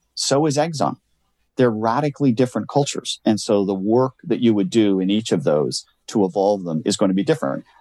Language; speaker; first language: English; native; English